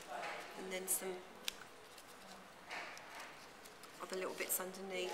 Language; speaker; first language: English; native; English